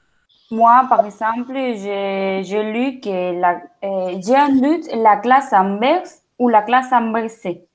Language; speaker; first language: French; non-native, fluent; Spanish